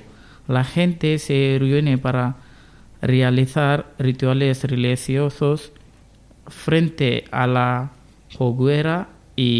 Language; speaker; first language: Spanish; non-native, learner; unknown